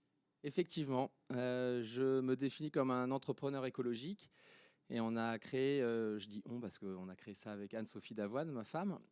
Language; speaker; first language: French; native; French